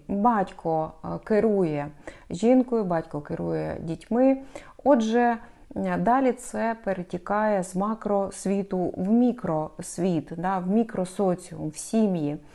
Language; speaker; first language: Ukrainian; non-native, local second language; Russian